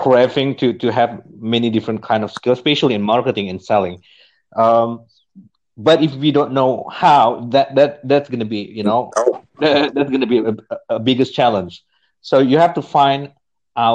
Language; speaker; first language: English; non-native, fluent; Indonesian